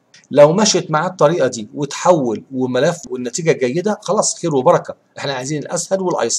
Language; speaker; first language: Arabic; native; Arabic